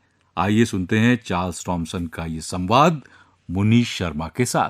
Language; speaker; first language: Hindi; native; Hindi